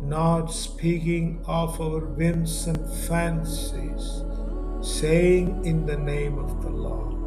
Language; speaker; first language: English; non-native, local second language; Tamil